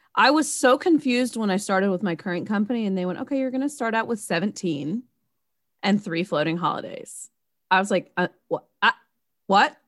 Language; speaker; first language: English; native; English